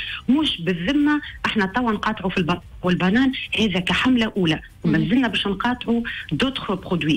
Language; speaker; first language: Arabic; native; Arabic